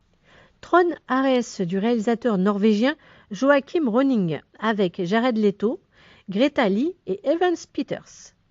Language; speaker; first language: French; native; French